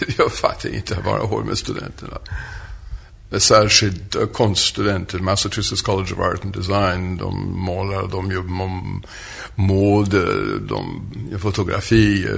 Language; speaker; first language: Swedish; non-native, fluent; French